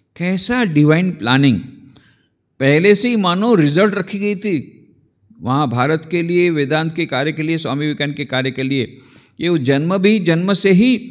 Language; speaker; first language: Hindi; non-native, local second language; Gujarati